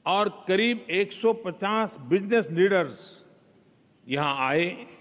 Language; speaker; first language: Hindi; non-native, local second language; Gujarati